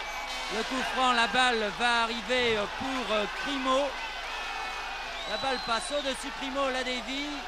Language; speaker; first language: French; native; French